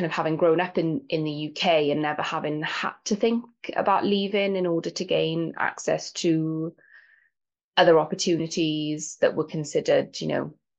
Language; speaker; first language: English; native; English